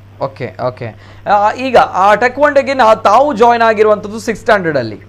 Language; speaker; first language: Kannada; native; Kannada